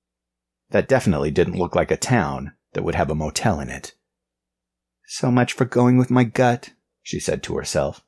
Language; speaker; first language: English; native; English